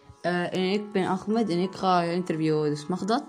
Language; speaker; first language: Dutch; non-native, learner; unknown